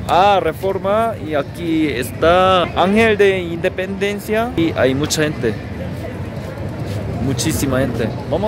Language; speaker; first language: Spanish; non-native, learner; Korean